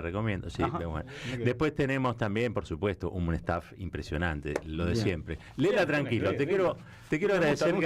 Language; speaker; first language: Spanish; native; Spanish